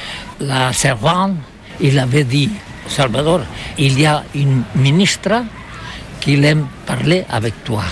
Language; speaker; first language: French; non-native, learner; Spanish